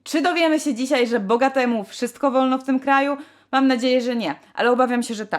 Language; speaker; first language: Polish; native; Polish